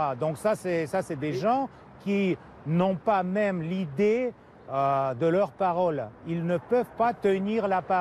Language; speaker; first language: French; non-native, fluent; Russian